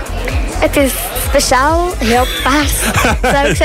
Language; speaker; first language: Dutch; early bilingual, other home language; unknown